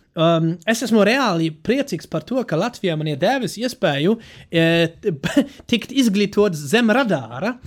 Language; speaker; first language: Latvian; non-native, fluent; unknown